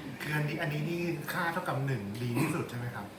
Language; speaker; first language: Thai; native; Thai